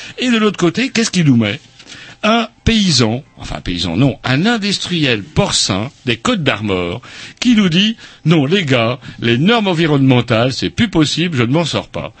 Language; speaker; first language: French; native; French